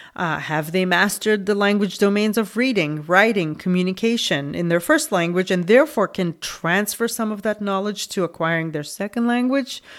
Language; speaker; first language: English; non-native, fluent; Lithuanian